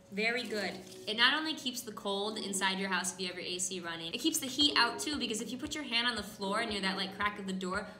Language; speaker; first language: English; native; English